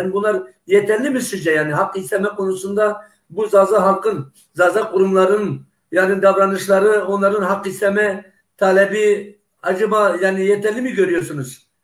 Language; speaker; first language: Turkish; non-native, local second language; Zaza